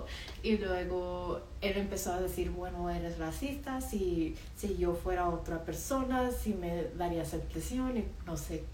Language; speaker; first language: Spanish; early bilingual, heritage; Spanish